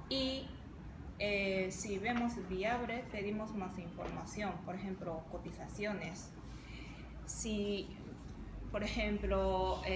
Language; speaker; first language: Spanish; non-native, fluent; Japanese